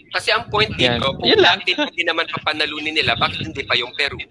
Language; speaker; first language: Filipino; non-native, local second language; Hiligaynon